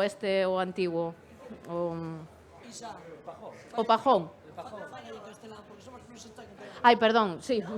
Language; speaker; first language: Spanish; native; Spanish